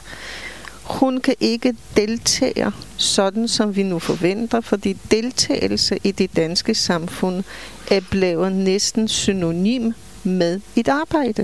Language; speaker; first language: Danish; non-native, fluent; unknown